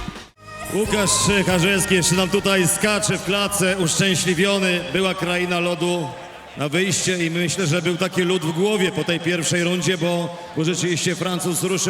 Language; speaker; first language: Polish; native; Polish